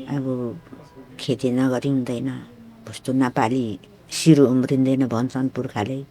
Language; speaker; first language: Nepali; non-native, local second language; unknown